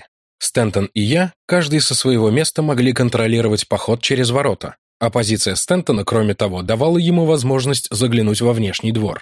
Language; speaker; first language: Russian; native; Russian